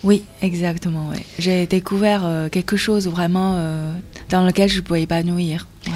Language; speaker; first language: French; non-native, fluent; Chinese